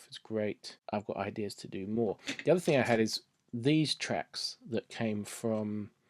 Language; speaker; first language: English; native; English